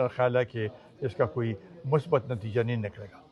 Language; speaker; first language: Urdu; non-native, local second language; Pashto